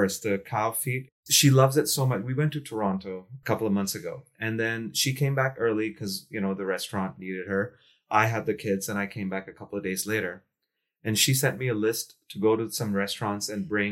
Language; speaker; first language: English; non-native, local second language; Urdu